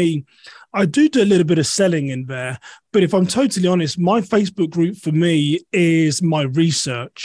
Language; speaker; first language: English; native; English